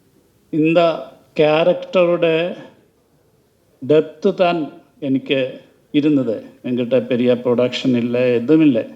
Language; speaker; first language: Tamil; non-native, learner; Malayalam